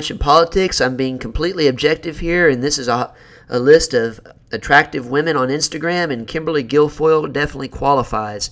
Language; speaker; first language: English; native; English